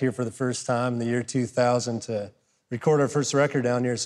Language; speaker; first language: English; non-native, fluent; German